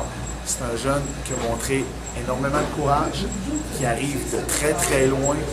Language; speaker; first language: French; native; French